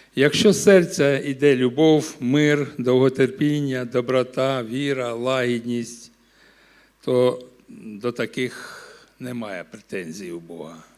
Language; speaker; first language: Ukrainian; non-native, local second language; Russian